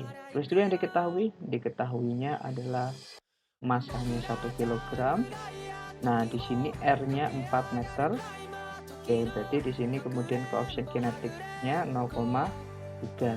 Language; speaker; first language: Indonesian; native; Indonesian